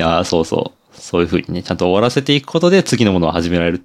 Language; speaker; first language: Japanese; native; Japanese